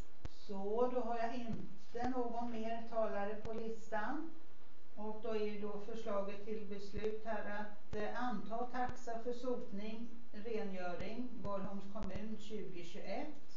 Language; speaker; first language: Swedish; native; Swedish